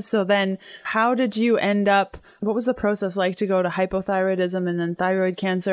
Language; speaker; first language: English; native; English